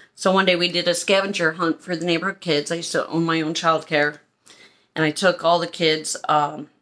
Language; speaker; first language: English; native; English